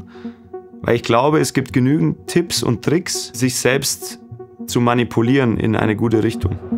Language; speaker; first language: German; native; German